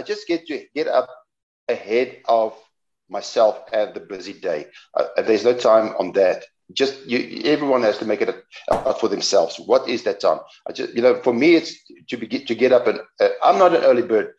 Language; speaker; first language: English; non-native, local second language; Afrikaans